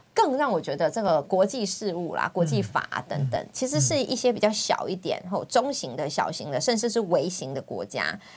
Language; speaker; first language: Chinese; native; Chinese